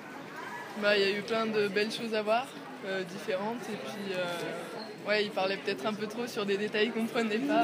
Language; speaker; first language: French; native; French